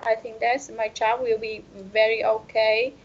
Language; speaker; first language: English; non-native, learner; Vietnamese